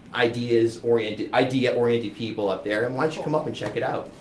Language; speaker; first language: English; native; English